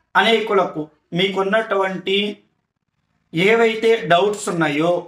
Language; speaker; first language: Telugu; native; Telugu